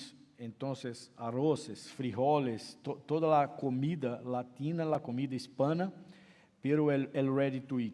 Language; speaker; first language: Spanish; non-native, fluent; Portuguese